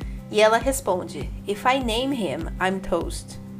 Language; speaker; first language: English; non-native, fluent; Portuguese